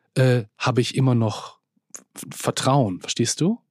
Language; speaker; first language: German; native; German